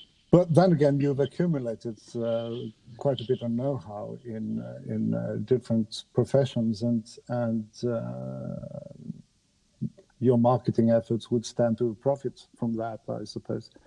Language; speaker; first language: English; non-native, fluent; Norwegian